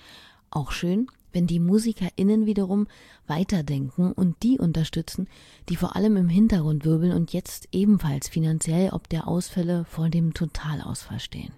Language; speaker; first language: German; native; German